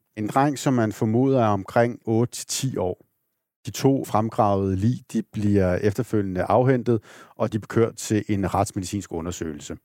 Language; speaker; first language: Danish; native; Danish